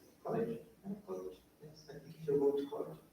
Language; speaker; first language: English; non-native, learner; Portuguese